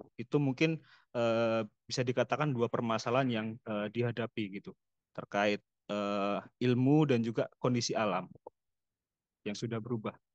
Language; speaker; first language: Indonesian; non-native, local second language; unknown